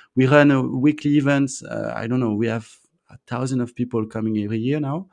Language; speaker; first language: English; non-native, fluent; French